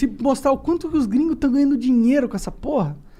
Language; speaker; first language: Portuguese; native; Portuguese